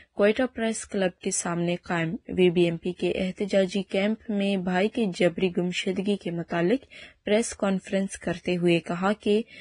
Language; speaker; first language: Urdu; non-native, local second language; Baluchi